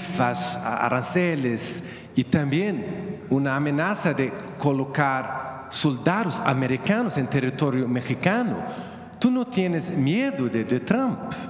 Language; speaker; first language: Spanish; non-native, learner; Swedish